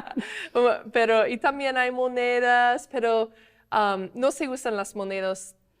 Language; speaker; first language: Spanish; non-native, fluent; English